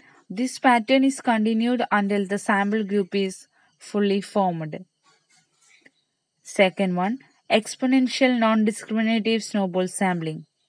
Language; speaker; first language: English; non-native, local second language; Malayalam